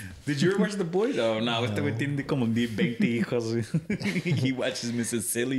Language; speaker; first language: Spanish; early bilingual, heritage; Spanish